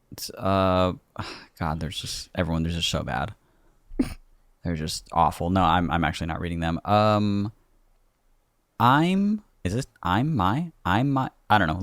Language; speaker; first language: English; native; English